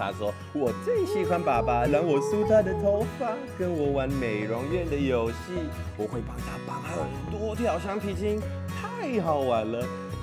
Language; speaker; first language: Chinese; non-native, fluent; Swedish